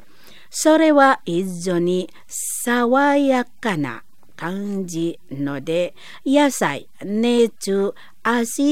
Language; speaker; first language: Japanese; non-native, fluent; Indonesian